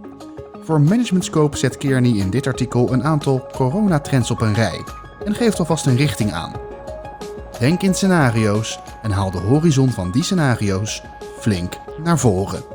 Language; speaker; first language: Dutch; native; Dutch